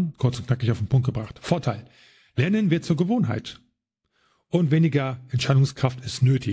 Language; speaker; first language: German; native; German